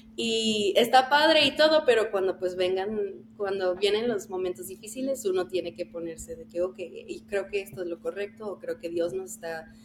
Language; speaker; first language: Spanish; early bilingual, heritage; Spanish